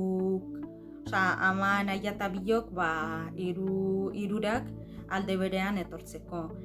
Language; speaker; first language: Basque; non-native, fluent; Arabic